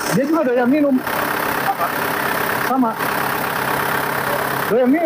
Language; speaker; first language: Indonesian; native; Indonesian